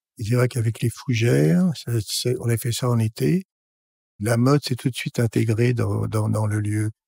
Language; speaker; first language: French; native; French